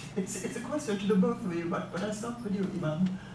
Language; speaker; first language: English; non-native, fluent; Swedish